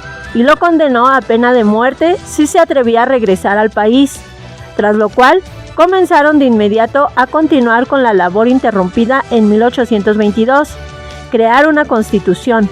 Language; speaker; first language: Spanish; native; Spanish